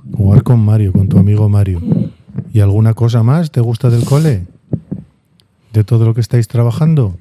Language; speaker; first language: Spanish; native; Spanish